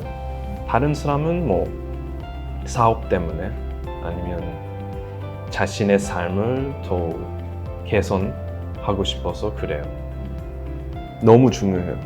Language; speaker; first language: Korean; non-native, fluent; English